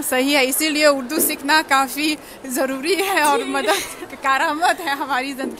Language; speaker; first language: Hindi; non-native, fluent; Chinese